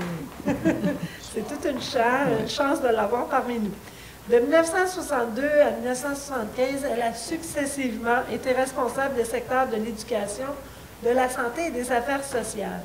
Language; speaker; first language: French; native; French